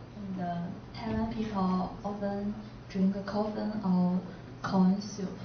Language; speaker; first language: English; non-native, learner; Chinese